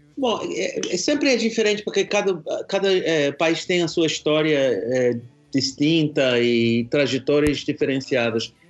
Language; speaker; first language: Portuguese; non-native, fluent; English